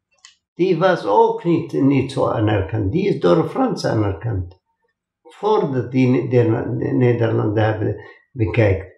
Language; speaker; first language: Dutch; non-native, fluent; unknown